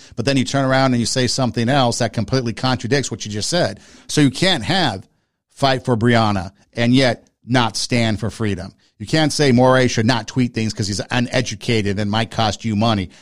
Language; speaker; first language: English; native; English